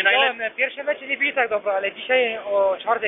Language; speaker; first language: Polish; early bilingual, heritage; Polish